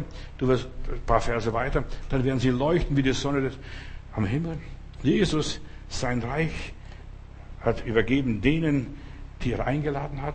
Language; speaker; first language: German; non-native, fluent; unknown